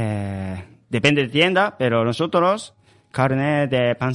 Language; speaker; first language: Spanish; non-native, learner; Japanese